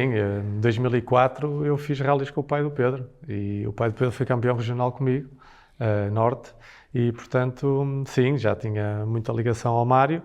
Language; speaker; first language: Portuguese; native; Portuguese